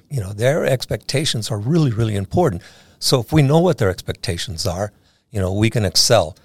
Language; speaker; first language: English; native; English